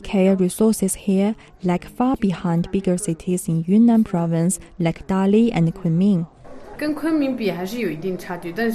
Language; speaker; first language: English; non-native, fluent; Chinese